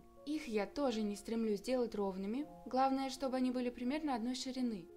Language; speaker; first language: Russian; native; Russian